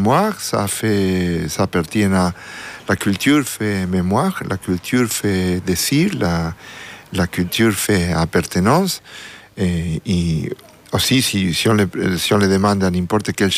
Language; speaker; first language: French; non-native, learner; Spanish